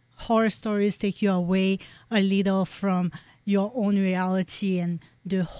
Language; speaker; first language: English; non-native, fluent; French